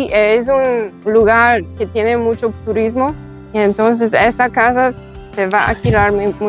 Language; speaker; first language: Spanish; non-native, learner; English